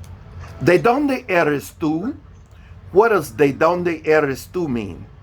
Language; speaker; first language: Spanish; non-native, fluent; English